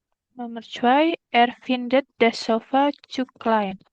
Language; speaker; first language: German; non-native, learner; Indonesian